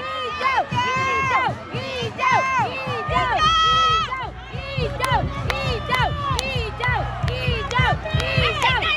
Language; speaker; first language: Indonesian; non-native, local second language; Minangkabau